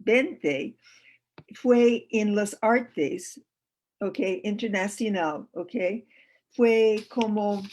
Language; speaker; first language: Spanish; non-native, learner; English